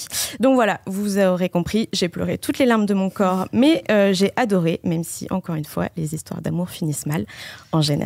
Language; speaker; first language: French; native; French